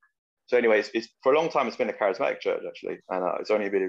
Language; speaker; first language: English; native; English